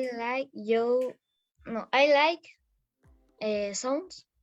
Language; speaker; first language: English; non-native, learner; Spanish